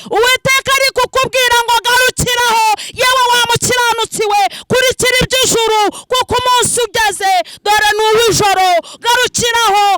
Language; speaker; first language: Kinyarwanda; non-native, local second language; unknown